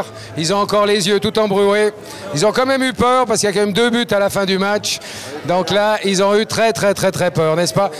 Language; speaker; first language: French; native; French